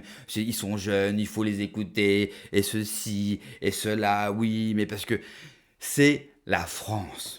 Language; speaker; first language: French; native; French